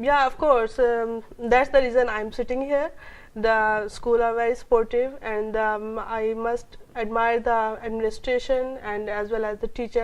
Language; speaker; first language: English; non-native, local second language; Urdu